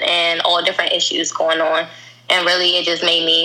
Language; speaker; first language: English; native; English